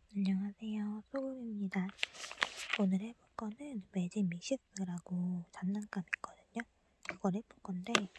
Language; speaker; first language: Korean; native; Korean